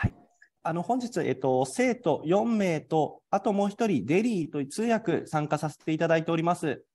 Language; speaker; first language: Japanese; native; Japanese